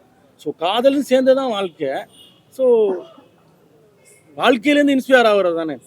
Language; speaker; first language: Tamil; native; Tamil